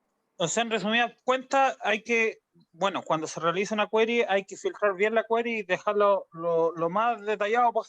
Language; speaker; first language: Spanish; native; Spanish